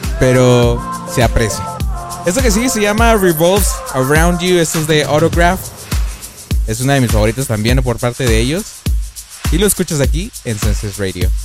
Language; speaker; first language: Spanish; native; Spanish